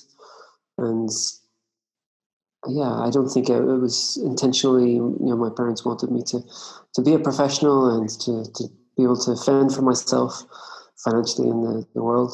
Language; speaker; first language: English; native; English